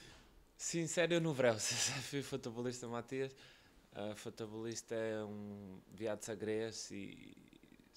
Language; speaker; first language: Romanian; non-native, learner; Portuguese